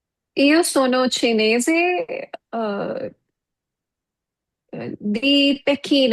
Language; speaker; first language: Italian; non-native, learner; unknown